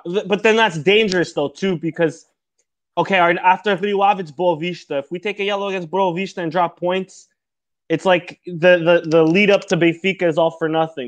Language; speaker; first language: English; early bilingual, other home language; Portuguese